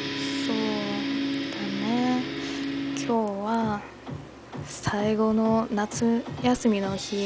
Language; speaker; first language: Japanese; non-native, learner; English